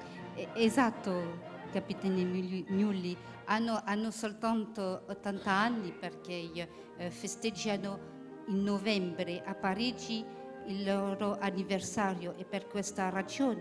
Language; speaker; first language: Italian; early bilingual, heritage; French